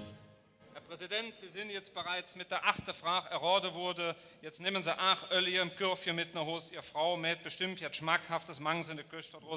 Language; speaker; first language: German; native; German